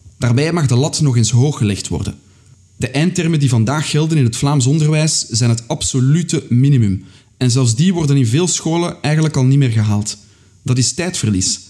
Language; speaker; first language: Dutch; native; Dutch